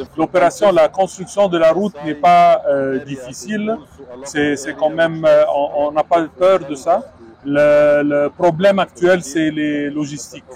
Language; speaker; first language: French; non-native, learner; Arabic